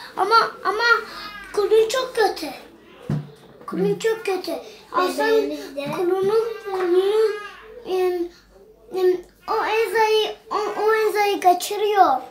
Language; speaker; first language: Turkish; early bilingual, heritage; Turkish